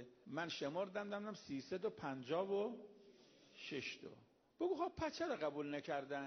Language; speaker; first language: Persian; native; Persian